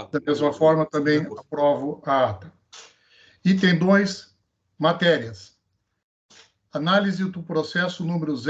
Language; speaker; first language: Portuguese; native; Portuguese